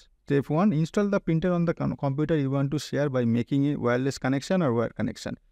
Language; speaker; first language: English; non-native, local second language; Bangla